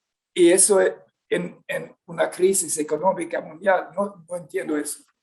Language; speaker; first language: Spanish; non-native, fluent; Swedish